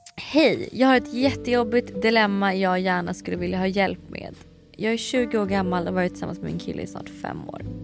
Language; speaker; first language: Swedish; native; Swedish